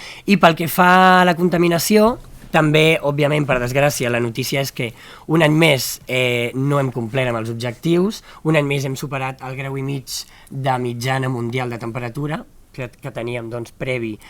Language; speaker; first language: Catalan; native; Catalan